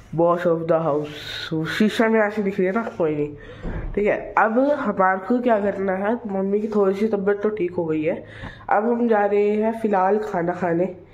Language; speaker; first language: Hindi; native; Hindi